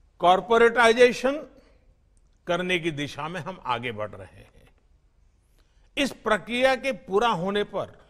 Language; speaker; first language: Hindi; non-native, local second language; Gujarati